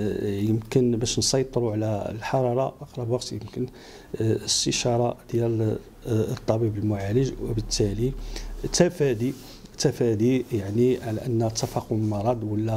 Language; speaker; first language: Arabic; native; Arabic